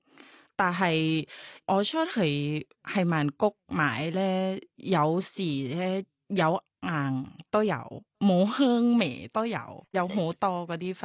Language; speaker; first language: Cantonese; non-native, fluent; Thai